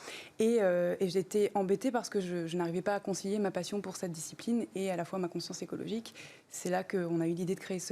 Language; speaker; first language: French; native; French